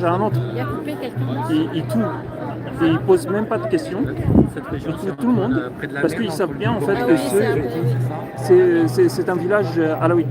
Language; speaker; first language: French; non-native, fluent; Arabic